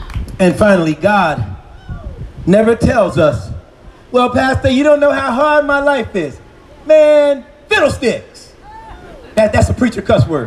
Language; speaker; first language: English; native; English